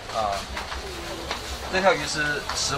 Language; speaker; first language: Chinese; native; Chinese